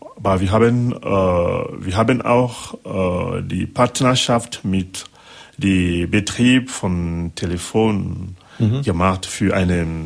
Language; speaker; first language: German; non-native, learner; French